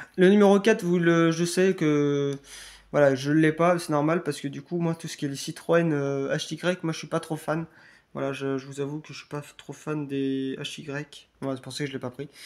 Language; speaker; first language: French; native; French